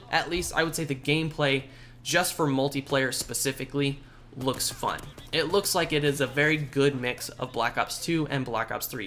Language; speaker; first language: English; native; English